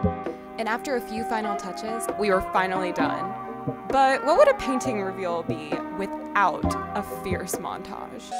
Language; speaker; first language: English; native; English